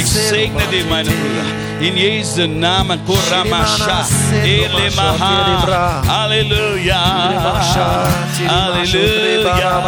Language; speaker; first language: German; non-native, learner; English